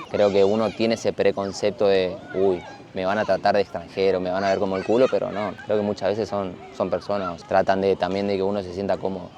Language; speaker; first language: Spanish; native; Spanish